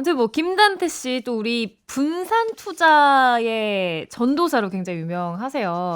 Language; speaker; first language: Korean; native; Korean